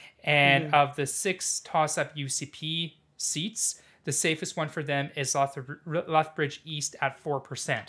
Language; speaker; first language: English; native; English